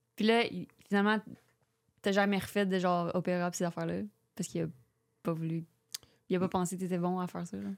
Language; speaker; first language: French; native; French